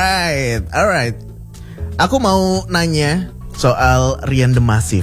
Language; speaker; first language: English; non-native, fluent; Indonesian